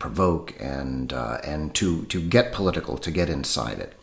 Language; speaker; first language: English; native; English